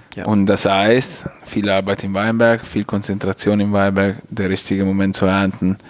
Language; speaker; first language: German; non-native, fluent; Italian